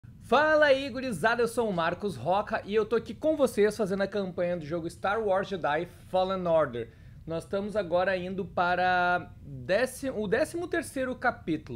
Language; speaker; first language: Portuguese; native; Portuguese